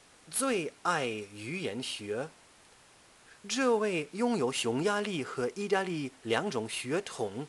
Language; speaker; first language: Chinese; non-native, fluent; German